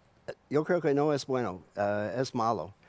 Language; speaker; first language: Spanish; non-native, learner; English